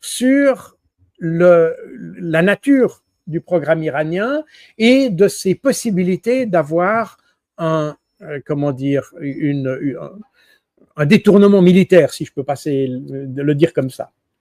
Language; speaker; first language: French; native; French